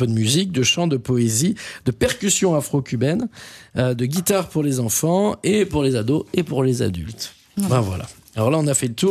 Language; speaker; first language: French; native; French